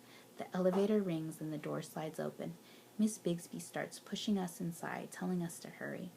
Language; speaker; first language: English; native; English